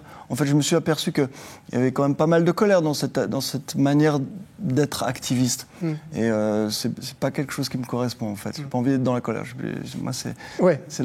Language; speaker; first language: French; native; French